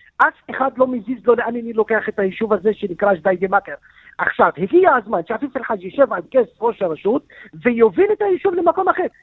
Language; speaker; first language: Hebrew; non-native, local second language; Arabic